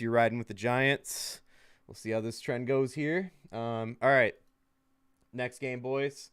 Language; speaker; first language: English; native; English